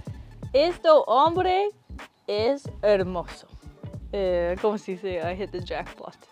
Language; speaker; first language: Spanish; non-native, learner; English